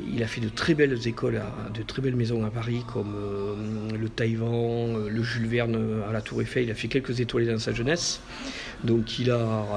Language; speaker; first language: French; native; French